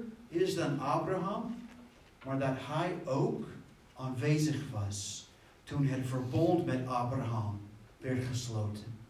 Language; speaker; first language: Dutch; non-native, fluent; English